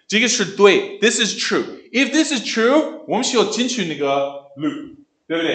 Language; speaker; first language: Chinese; non-native, learner; English